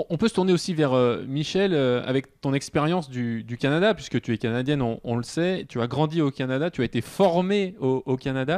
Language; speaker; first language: French; native; French